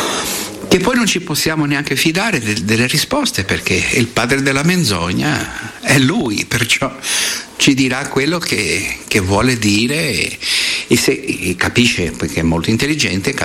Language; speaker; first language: Italian; non-native, fluent; Portuguese